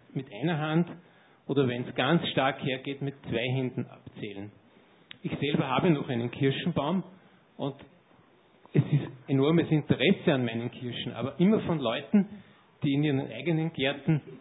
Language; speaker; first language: German; native; German